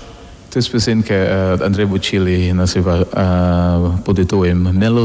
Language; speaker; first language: Polish; non-native, learner; Filipino